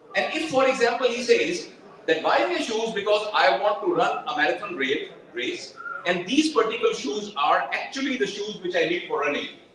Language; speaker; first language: English; non-native, local second language; Urdu